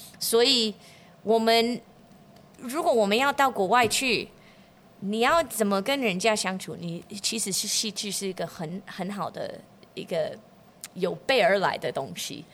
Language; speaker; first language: Chinese; non-native, fluent; English